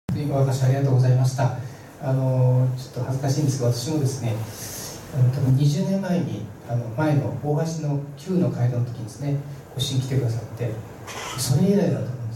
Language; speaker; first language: Japanese; native; Japanese